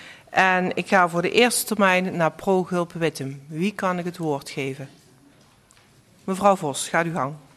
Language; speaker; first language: Dutch; native; Dutch